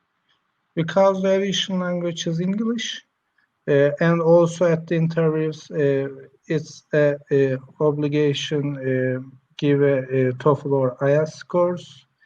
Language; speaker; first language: English; non-native, learner; Turkish